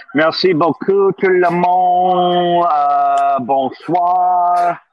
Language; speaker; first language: French; non-native, learner; English